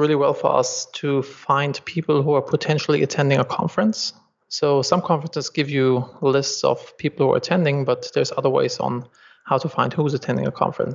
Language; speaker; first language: English; non-native, fluent; German